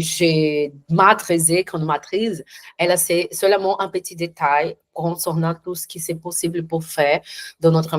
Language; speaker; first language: French; non-native, learner; Portuguese